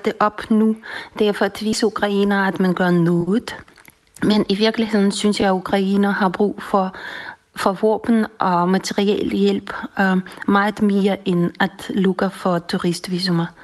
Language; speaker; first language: Danish; non-native, fluent; Russian